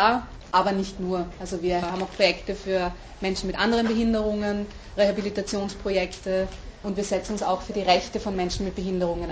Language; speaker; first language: German; native; German